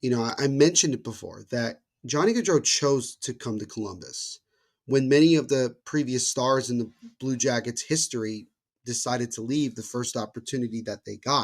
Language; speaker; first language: English; native; English